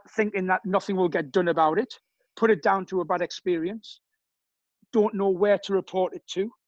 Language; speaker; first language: English; native; English